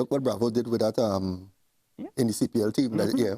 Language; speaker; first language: English; native; English